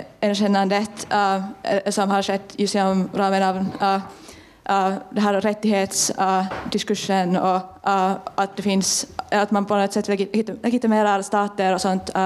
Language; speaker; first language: Swedish; non-native, fluent; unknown